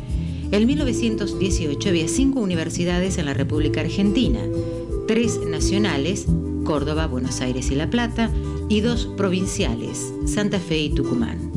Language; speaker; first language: Spanish; native; Spanish